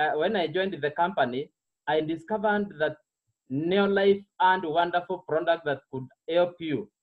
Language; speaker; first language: English; non-native, local second language; Meru